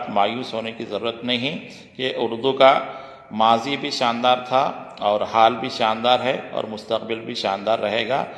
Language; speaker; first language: Urdu; native; Urdu